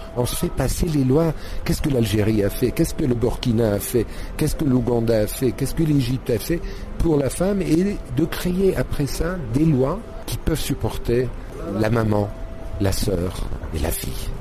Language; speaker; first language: French; non-native, fluent; Arabic